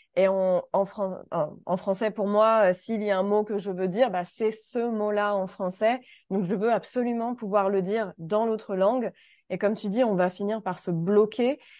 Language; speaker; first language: French; native; French